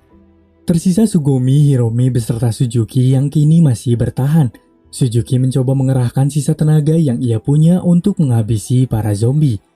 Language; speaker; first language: Indonesian; native; Indonesian